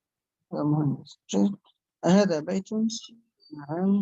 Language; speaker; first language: Arabic; non-native, learner; Bangla